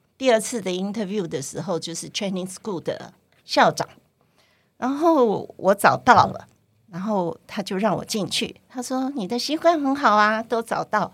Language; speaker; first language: Chinese; non-native, local second language; Cantonese